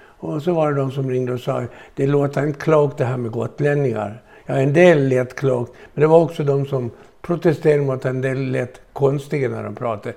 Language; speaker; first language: Swedish; native; Swedish